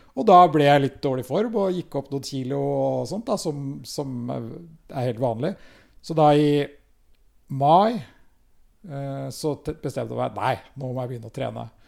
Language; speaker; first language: Norwegian; native; Norwegian